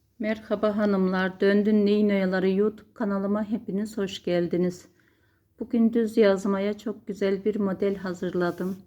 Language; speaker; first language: Turkish; native; Turkish